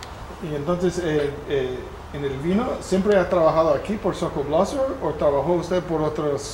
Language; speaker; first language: Spanish; non-native, fluent; English